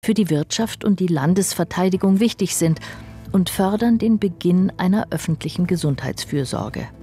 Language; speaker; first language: German; native; German